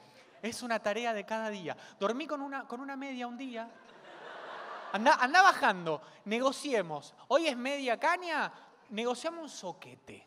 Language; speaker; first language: Spanish; native; Spanish